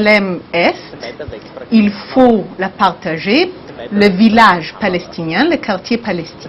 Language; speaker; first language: French; non-native, learner; Hebrew